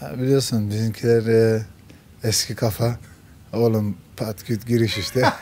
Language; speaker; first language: Turkish; early bilingual, heritage; Turkish